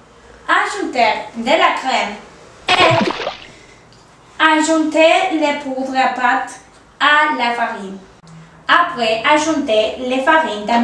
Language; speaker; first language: French; non-native, learner; Spanish